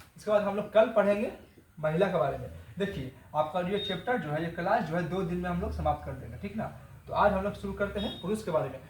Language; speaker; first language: Hindi; native; Hindi